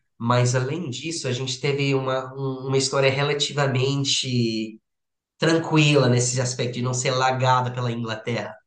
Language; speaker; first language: Portuguese; non-native, fluent; English